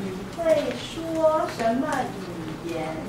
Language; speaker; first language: Chinese; non-native, learner; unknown